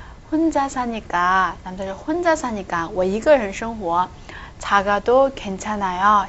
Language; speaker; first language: Korean; non-native, fluent; Chinese